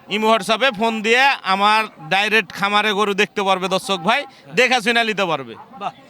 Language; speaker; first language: Bangla; native; Bangla